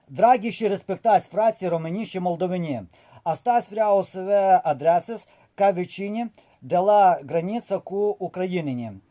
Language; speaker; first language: Romanian; non-native, learner; Ukrainian